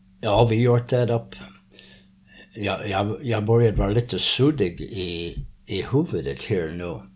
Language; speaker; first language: Swedish; early bilingual, heritage; English